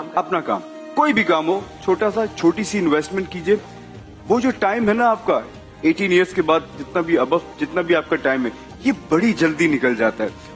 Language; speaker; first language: Urdu; native; Urdu